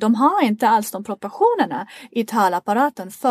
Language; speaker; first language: Swedish; non-native, fluent; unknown